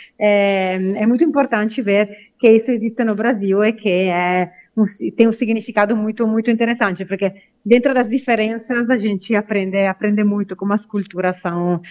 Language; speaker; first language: Portuguese; non-native, fluent; Italian